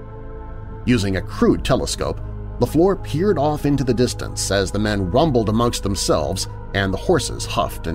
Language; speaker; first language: English; native; English